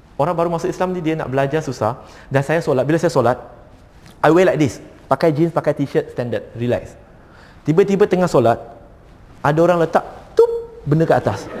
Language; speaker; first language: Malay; non-native, local second language; Cantonese